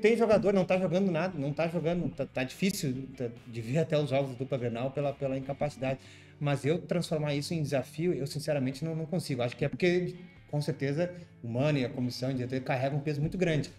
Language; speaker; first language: Portuguese; native; Portuguese